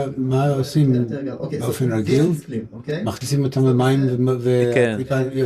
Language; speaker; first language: Hebrew; non-native, fluent; English